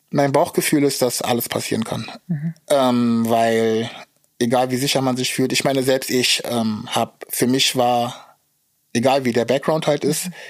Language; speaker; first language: German; early bilingual, other home language; Russian